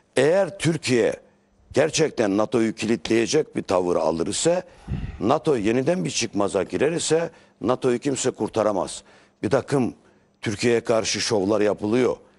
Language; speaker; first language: Turkish; native; Turkish